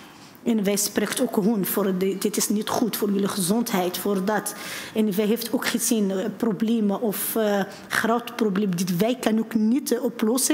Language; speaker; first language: Dutch; non-native, learner; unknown